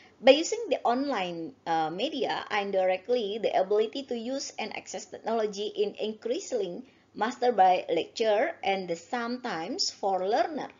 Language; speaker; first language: English; non-native, learner; Indonesian